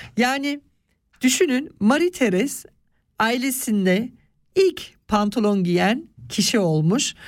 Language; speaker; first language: Turkish; early bilingual, other home language; Swiss German